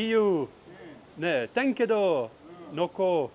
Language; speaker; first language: Korean; non-native, learner; Dutch